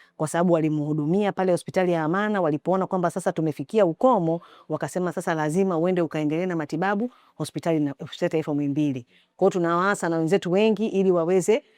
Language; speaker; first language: Swahili; native; Swahili